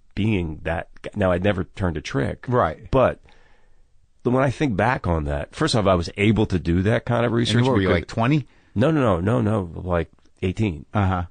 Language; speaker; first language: English; native; English